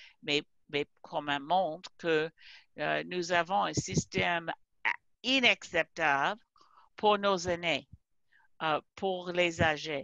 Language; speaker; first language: French; non-native, fluent; English